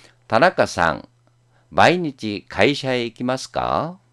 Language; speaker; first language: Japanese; non-native, fluent; Korean